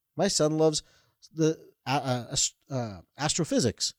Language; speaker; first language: English; native; English